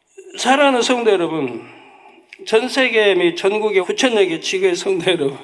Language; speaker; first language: Korean; native; Korean